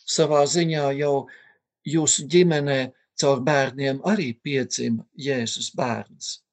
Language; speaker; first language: Latvian; native; Latvian